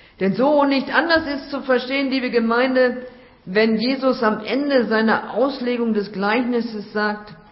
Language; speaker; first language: German; native; German